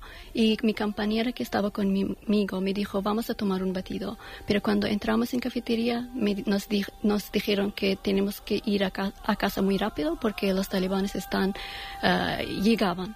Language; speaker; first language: Spanish; non-native, learner; Persian